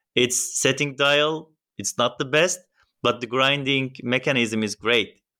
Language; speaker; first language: English; non-native, fluent; Turkish